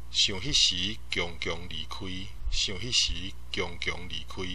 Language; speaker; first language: Chinese; non-native, local second language; Min Nan Chinese